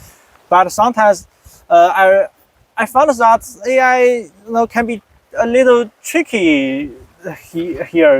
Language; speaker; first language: English; non-native, fluent; Chinese